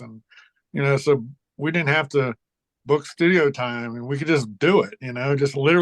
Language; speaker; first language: English; native; English